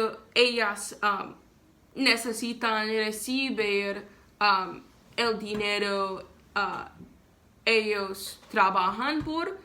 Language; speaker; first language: Spanish; non-native, learner; English